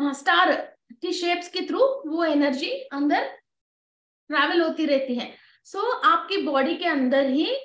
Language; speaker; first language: Hindi; non-native, local second language; Telugu